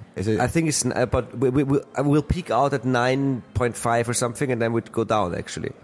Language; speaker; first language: English; non-native, fluent; German